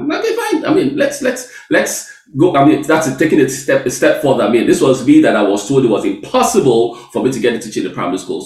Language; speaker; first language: English; non-native, local second language; Yoruba